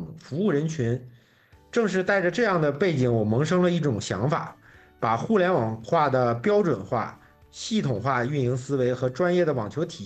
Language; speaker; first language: Chinese; native; Chinese